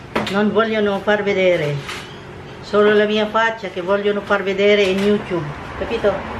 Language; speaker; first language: Italian; non-native, fluent; Filipino